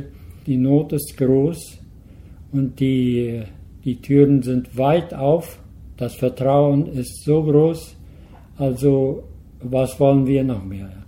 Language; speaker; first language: German; early bilingual, heritage; Low German